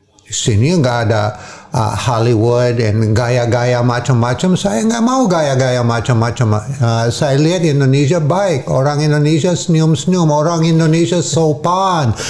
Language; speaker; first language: Indonesian; non-native, fluent; English